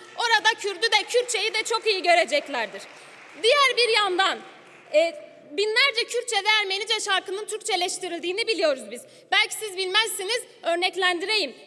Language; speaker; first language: Turkish; non-native, local second language; Kurdish